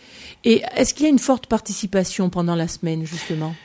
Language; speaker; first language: French; native; French